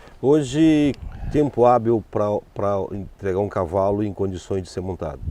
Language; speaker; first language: Portuguese; native; Portuguese